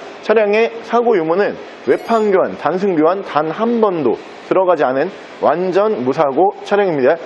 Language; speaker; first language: Korean; native; Korean